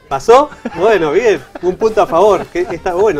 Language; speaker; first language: Spanish; native; Spanish